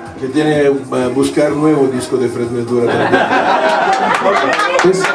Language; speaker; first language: Spanish; non-native, learner; Italian